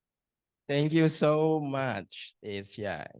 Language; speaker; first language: English; non-native, learner; Indonesian